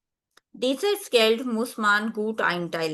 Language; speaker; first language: German; non-native, fluent; Hindi